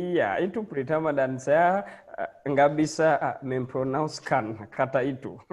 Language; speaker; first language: Indonesian; non-native, learner; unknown